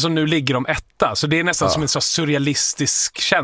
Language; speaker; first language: Swedish; native; Swedish